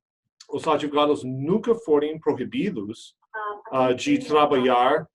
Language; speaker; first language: Portuguese; non-native, fluent; English